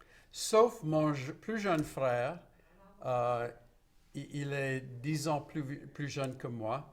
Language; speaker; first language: French; non-native, local second language; English